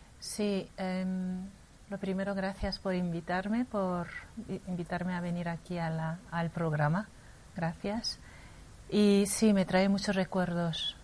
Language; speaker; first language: Spanish; non-native, fluent; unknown